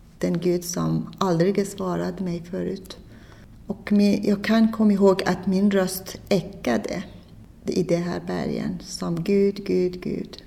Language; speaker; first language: Swedish; non-native, fluent; Persian